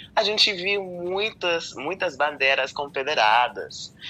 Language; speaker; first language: Portuguese; non-native, fluent; English